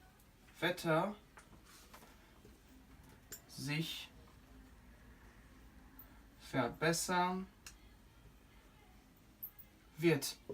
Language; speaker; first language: German; non-native, fluent; French